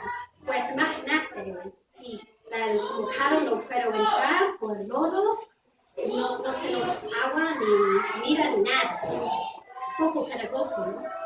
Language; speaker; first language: Spanish; non-native, fluent; English